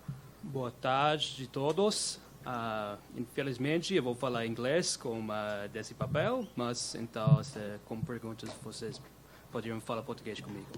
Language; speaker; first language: Portuguese; non-native, learner; English